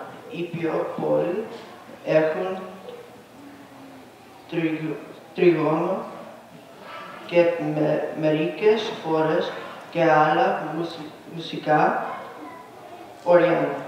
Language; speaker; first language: Greek; early bilingual, heritage; Greek